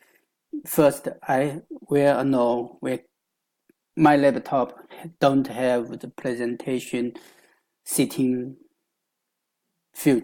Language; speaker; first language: English; non-native, learner; Chinese